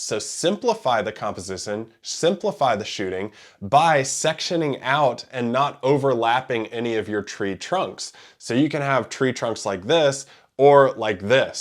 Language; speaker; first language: English; native; English